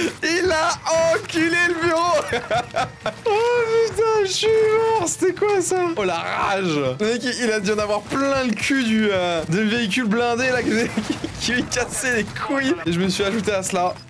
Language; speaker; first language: French; native; French